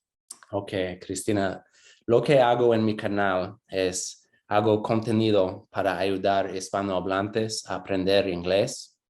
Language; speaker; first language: Spanish; non-native, fluent; English